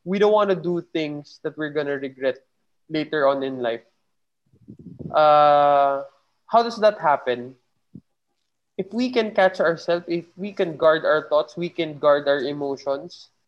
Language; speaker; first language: English; non-native, local second language; Filipino